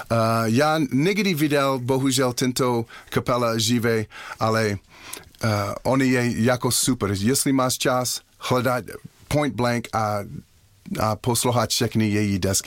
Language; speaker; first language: Czech; non-native, learner; English